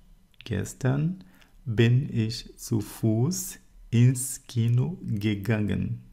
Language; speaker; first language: German; non-native, fluent; Portuguese